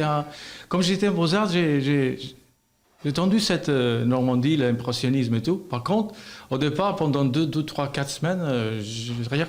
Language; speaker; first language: French; non-native, learner; Albanian